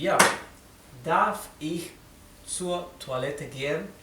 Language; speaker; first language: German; non-native, fluent; Spanish